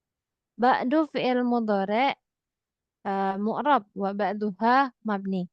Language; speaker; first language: Arabic; non-native, fluent; Indonesian